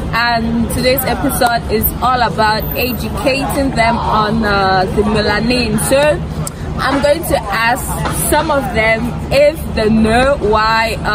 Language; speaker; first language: English; native; English